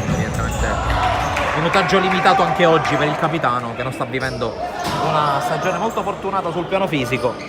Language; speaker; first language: Italian; native; Italian